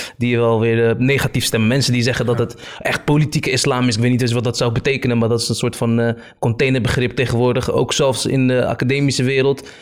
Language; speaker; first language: Dutch; early bilingual, other home language; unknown